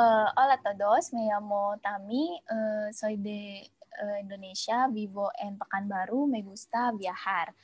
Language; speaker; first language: Spanish; non-native, learner; Indonesian